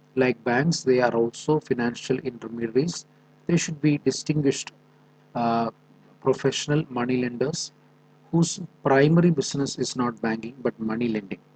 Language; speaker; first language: English; non-native, local second language; Malayalam